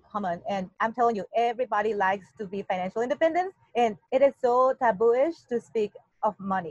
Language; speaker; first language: English; non-native, fluent; Spanish